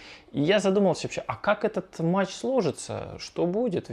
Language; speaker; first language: Russian; native; Russian